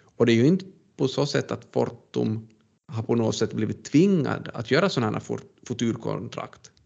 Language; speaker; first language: Swedish; native; Swedish